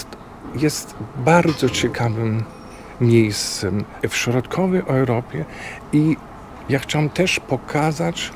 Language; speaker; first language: Polish; non-native, fluent; German